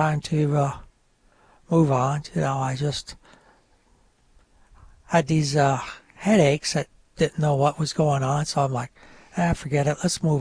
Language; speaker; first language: English; non-native, local second language; French